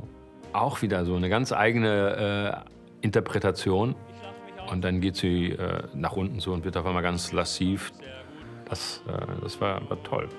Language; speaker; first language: German; native; German